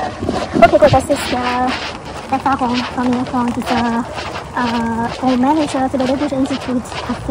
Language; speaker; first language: German; non-native, learner; Chinese